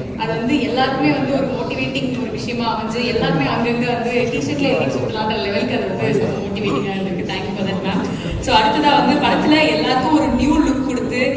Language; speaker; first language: Tamil; native; Tamil